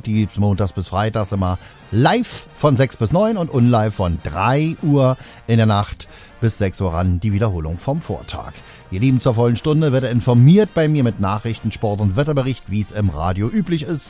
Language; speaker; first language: German; native; German